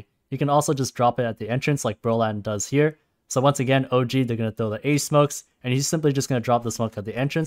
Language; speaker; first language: English; native; English